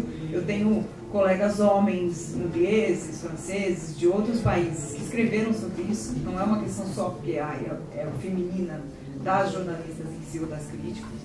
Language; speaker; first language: Portuguese; native; Portuguese